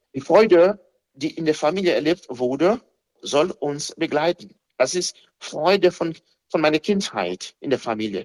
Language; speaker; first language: German; non-native, fluent; Haitian Creole